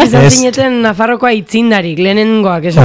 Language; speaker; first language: Basque; native; Basque